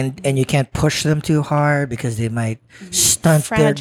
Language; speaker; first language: English; non-native, local second language; Filipino